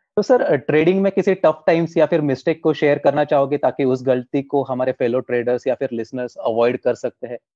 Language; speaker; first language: Hindi; native; Hindi